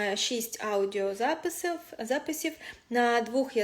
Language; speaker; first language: Ukrainian; non-native, local second language; Russian